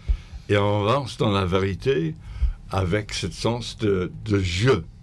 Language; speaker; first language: French; non-native, fluent; English